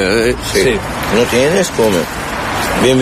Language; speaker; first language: Spanish; non-native, learner; Arabic